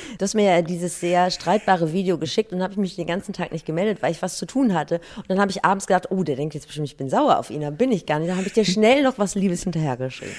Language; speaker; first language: German; native; German